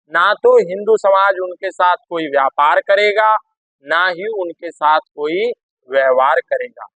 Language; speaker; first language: Hindi; native; Hindi